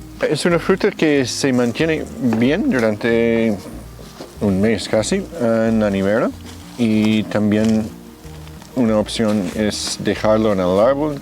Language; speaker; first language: Spanish; non-native, fluent; English